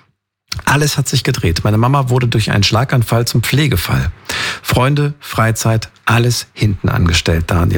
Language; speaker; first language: German; native; German